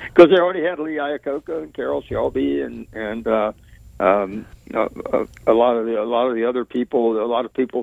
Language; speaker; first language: English; native; English